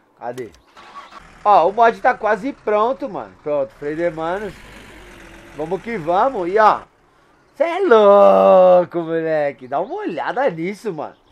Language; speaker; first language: Portuguese; native; Portuguese